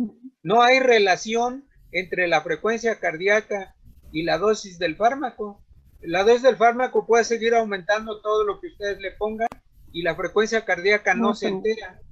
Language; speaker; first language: Spanish; native; Spanish